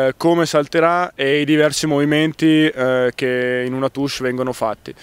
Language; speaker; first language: Italian; native; Italian